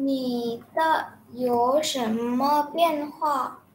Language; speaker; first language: Chinese; non-native, learner; Indonesian